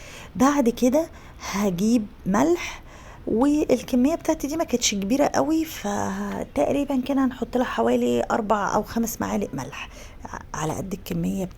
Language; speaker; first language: Arabic; native; Arabic